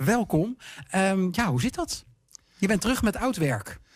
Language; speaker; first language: Dutch; native; Dutch